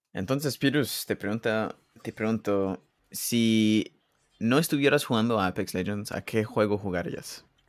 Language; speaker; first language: Spanish; early bilingual, heritage; Spanish